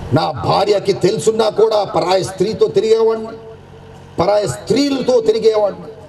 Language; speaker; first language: Telugu; non-native, local second language; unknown